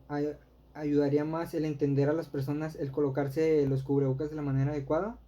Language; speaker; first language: Spanish; native; Spanish